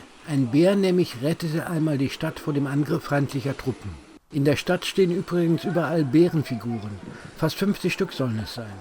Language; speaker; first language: German; native; German